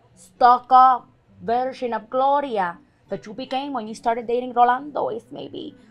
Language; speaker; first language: English; early bilingual, other home language; Spanish